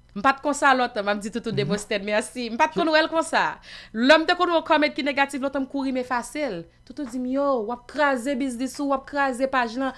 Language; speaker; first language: Haitian Creole; native; Haitian Creole